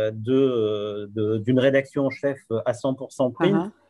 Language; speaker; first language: French; native; French